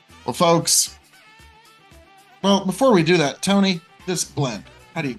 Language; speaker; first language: English; native; English